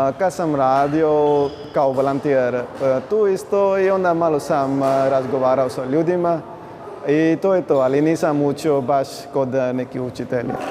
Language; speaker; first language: Croatian; non-native, learner; Punjabi